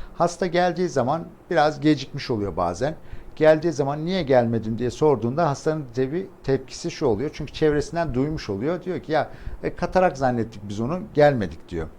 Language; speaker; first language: Turkish; native; Turkish